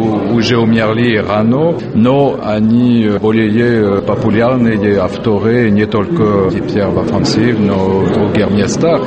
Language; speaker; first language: Russian; non-native, fluent; French